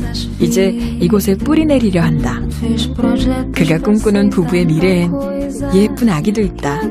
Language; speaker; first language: Korean; native; Korean